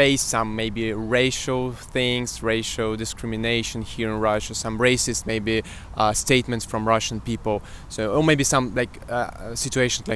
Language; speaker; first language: English; non-native, fluent; Russian